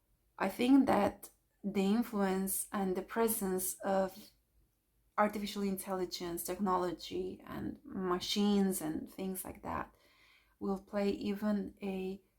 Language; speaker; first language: English; non-native, fluent; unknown